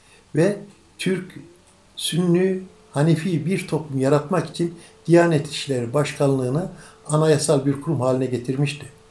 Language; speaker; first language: Turkish; native; Turkish